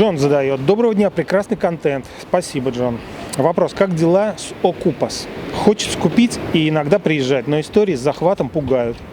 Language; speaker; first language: Russian; native; Russian